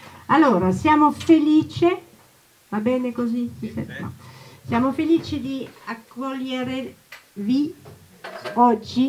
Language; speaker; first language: Italian; non-native, learner; French